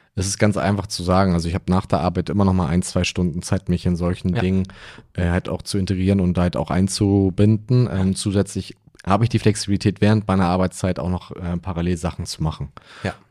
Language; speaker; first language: German; native; German